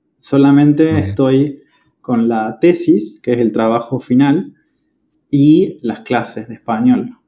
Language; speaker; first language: Spanish; native; Spanish